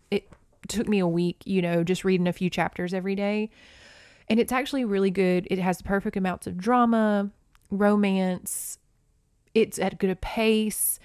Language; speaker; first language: English; native; English